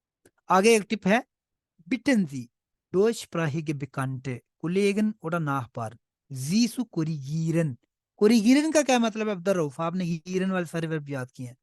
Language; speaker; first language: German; non-native, fluent; Urdu